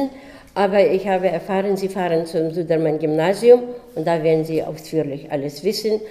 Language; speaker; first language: German; early bilingual, heritage; German